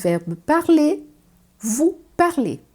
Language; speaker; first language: French; non-native, fluent; Portuguese